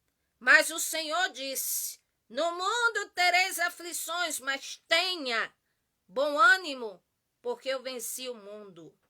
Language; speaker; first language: Portuguese; native; Portuguese